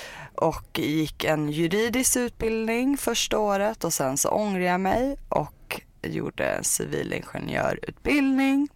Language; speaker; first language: Swedish; early bilingual, other home language; Persian